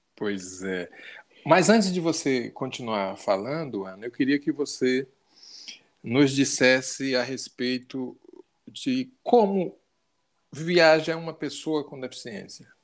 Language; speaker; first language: Portuguese; native; Portuguese